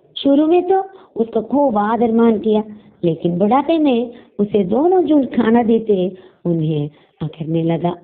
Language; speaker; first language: Hindi; non-native, local second language; Telugu